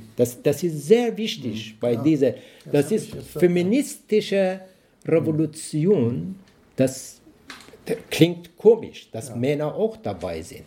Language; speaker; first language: German; non-native, learner; Persian